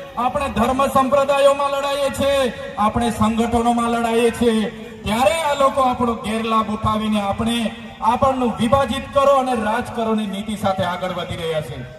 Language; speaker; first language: Gujarati; non-native, local second language; Bhili